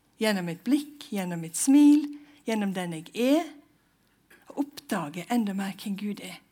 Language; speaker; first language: Norwegian; native; Norwegian